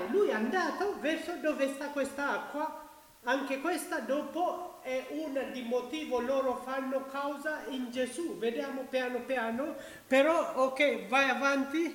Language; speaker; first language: Italian; non-native, learner; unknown